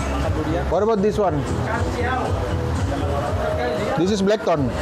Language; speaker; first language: English; non-native, learner; Indonesian